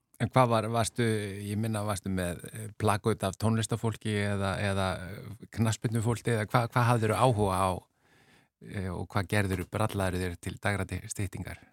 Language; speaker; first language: Icelandic; native; Icelandic